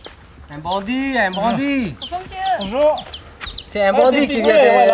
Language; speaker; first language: French; non-native, local second language; Vietnamese